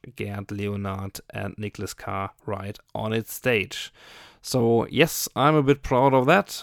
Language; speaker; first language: English; non-native, fluent; German